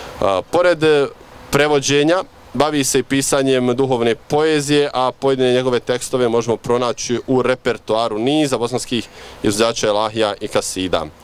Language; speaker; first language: Bosnian; native; Bosnian